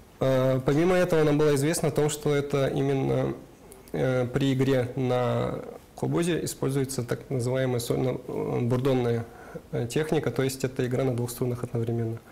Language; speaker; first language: Russian; non-native, local second language; Karachay-Balkar